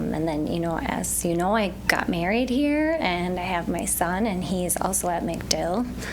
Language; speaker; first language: English; native; English